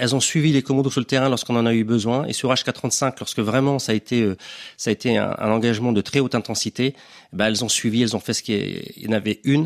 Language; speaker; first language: French; native; French